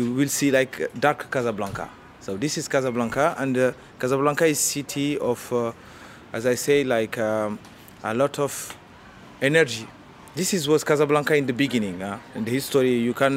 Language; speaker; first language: English; non-native, learner; Arabic